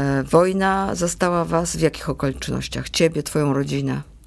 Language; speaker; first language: Polish; native; Polish